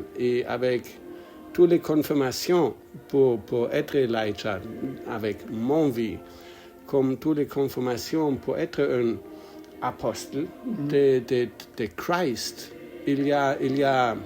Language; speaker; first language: French; non-native, learner; English